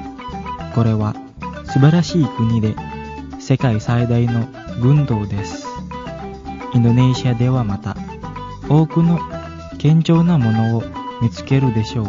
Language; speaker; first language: Japanese; non-native, fluent; Indonesian